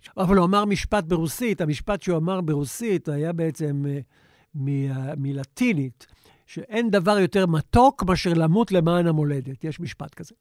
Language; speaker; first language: Hebrew; native; Hebrew